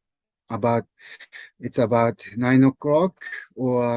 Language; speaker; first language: English; non-native, learner; Japanese